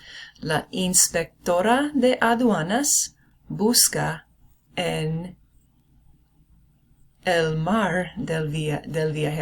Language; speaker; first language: Spanish; non-native, fluent; English